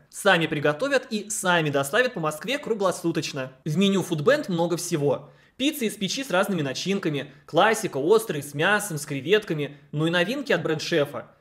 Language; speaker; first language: Russian; native; Russian